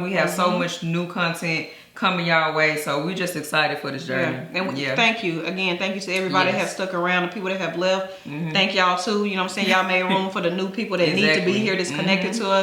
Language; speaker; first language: English; native; English